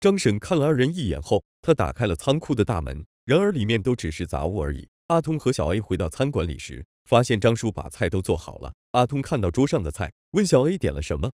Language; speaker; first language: Chinese; native; Chinese